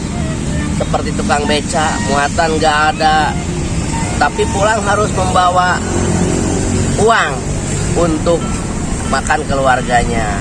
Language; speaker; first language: Indonesian; non-native, local second language; Sundanese